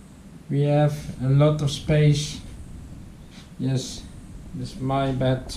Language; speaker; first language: English; non-native, learner; Dutch